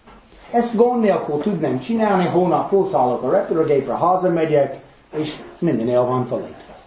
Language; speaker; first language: Hungarian; non-native, fluent; English